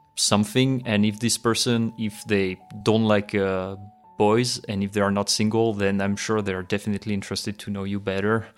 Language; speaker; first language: English; non-native, fluent; French